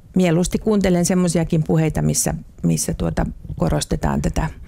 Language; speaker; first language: Finnish; native; Finnish